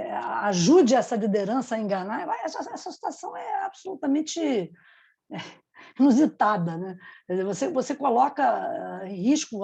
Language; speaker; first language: Portuguese; native; Portuguese